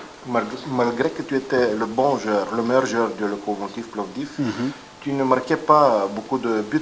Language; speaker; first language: French; non-native, learner; Bulgarian